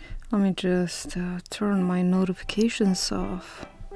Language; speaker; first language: English; non-native, fluent; Romanian